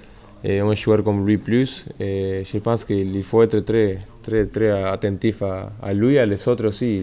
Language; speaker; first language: French; non-native, fluent; Spanish